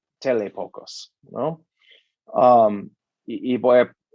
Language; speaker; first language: Spanish; non-native, learner; English